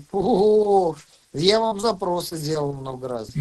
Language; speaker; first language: Russian; native; Russian